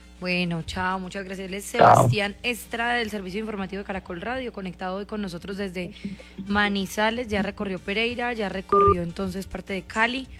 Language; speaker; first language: Spanish; native; Spanish